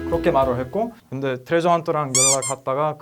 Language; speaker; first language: Korean; non-native, learner; Croatian